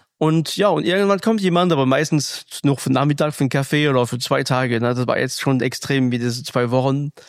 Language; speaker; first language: German; non-native, fluent; French